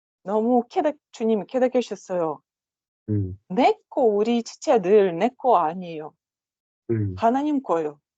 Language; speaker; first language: Korean; non-native, learner; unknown